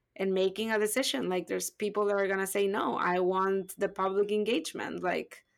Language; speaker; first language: English; non-native, fluent; Spanish